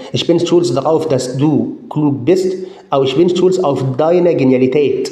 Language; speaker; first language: German; non-native, fluent; Arabic